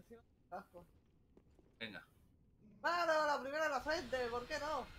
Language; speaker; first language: Spanish; native; Spanish